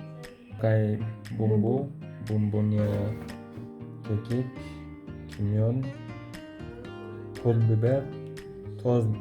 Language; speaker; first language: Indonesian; non-native, learner; Turkish